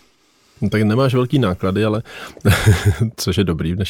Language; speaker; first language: Czech; native; Czech